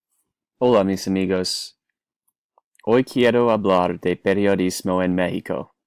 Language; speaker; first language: Spanish; non-native, learner; English